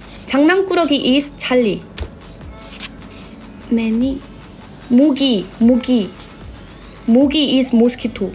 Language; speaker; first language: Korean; non-native, learner; Thai